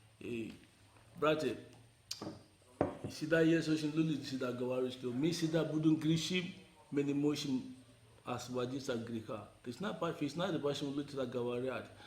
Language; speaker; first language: Russian; non-native, learner; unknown